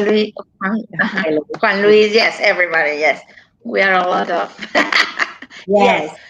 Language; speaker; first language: English; non-native, learner; Spanish